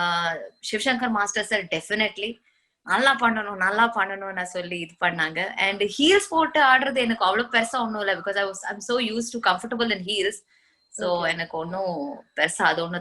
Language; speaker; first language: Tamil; non-native, fluent; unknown